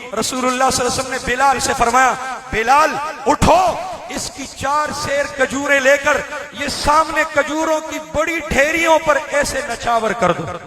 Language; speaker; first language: Urdu; non-native, local second language; Pashto